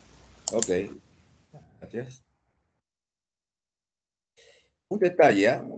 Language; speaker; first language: Spanish; native; Spanish